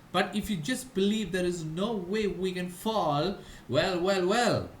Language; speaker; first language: English; non-native, local second language; Malayalam